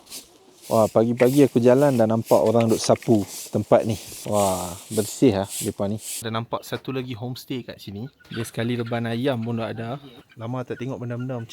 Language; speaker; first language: Malay; native; Malay